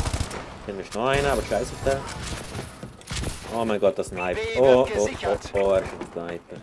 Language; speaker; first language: German; native; German